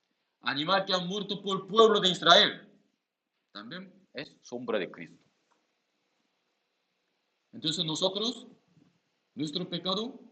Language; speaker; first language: Spanish; non-native, learner; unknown